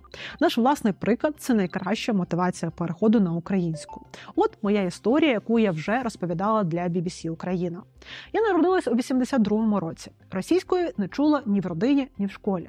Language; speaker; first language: Ukrainian; non-native, local second language; Russian